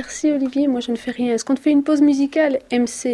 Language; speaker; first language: French; native; French